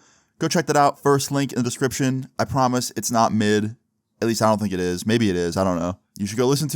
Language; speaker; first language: English; native; English